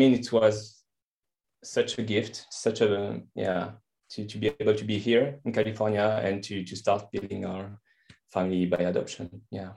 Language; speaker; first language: English; non-native, fluent; French